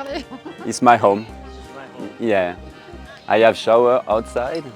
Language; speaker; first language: English; non-native, learner; French